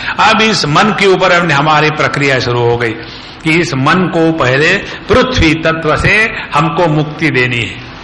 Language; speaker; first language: Hindi; non-native, local second language; Marathi